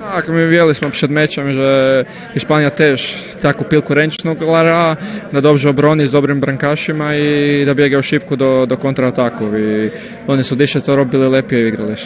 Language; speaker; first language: Polish; non-native, learner; Croatian